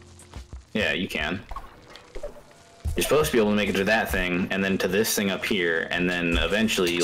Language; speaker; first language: English; native; English